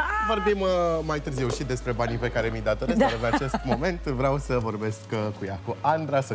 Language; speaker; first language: Romanian; native; Romanian